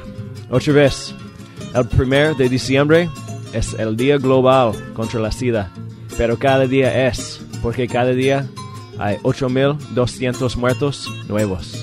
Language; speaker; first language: Spanish; non-native, fluent; English